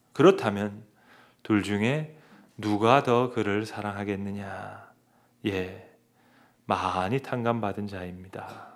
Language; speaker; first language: Korean; native; Korean